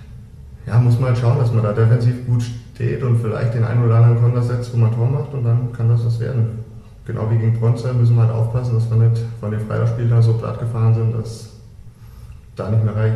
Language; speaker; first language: German; native; German